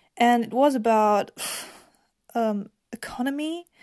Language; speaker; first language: English; non-native, fluent; German